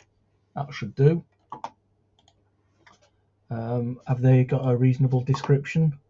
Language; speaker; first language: English; native; English